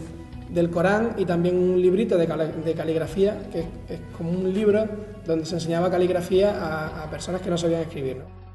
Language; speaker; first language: Spanish; native; Spanish